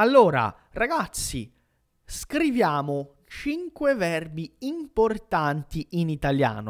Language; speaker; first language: Italian; non-native, fluent; Portuguese